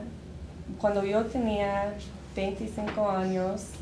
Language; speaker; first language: Spanish; non-native, learner; English